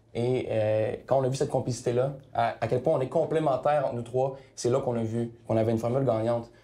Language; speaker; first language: French; native; French